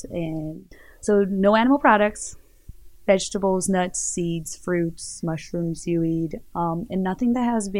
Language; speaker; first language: English; non-native, fluent; Portuguese